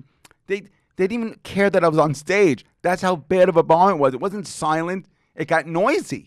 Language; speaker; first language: English; native; English